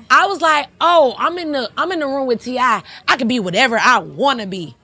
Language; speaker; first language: English; native; English